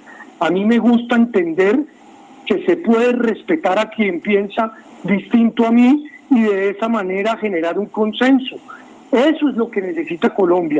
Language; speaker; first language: Spanish; native; Spanish